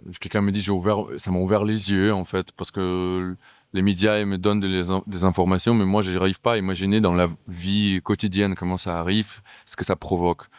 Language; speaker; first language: French; non-native, fluent; Russian